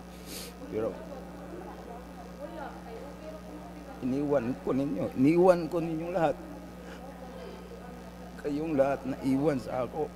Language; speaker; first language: Filipino; non-native, local second language; Cebuano